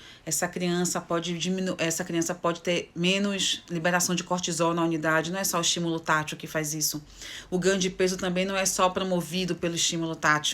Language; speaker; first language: Portuguese; native; Portuguese